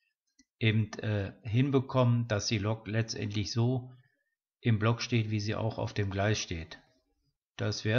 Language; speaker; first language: German; native; German